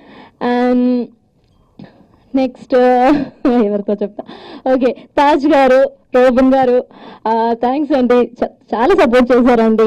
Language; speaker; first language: Telugu; non-native, learner; Malayalam